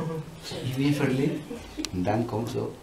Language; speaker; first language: German; non-native, learner; Spanish